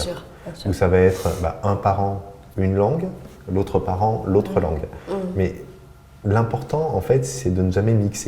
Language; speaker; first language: French; native; French